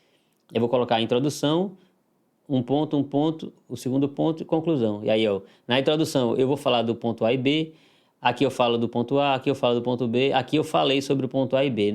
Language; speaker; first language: Portuguese; native; Portuguese